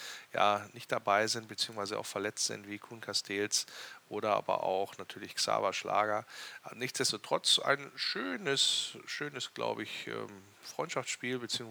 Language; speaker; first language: German; native; German